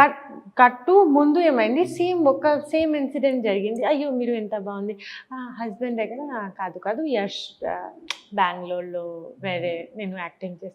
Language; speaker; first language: Telugu; non-native, learner; Bangla